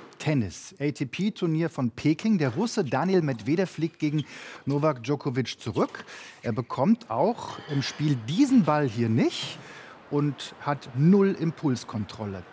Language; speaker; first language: German; native; German